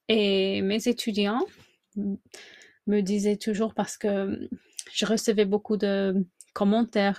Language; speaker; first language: French; non-native, fluent; English